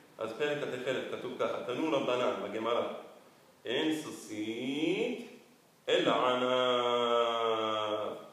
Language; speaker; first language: Hebrew; non-native, fluent; Spanish